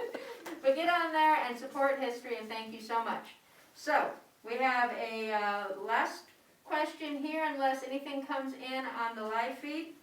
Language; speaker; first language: English; native; English